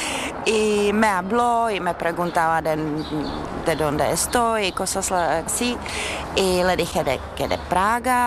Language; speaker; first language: Spanish; non-native, learner; Czech